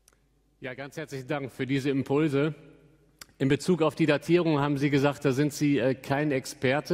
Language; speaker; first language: German; native; German